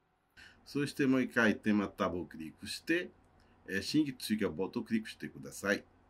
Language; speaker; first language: Japanese; non-native, fluent; Portuguese